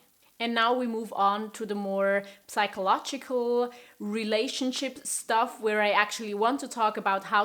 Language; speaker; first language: English; non-native, fluent; German